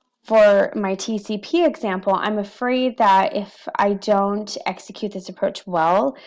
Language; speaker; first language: English; native; English